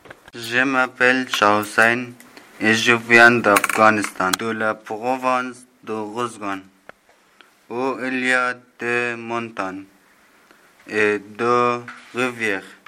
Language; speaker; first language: French; non-native, learner; Persian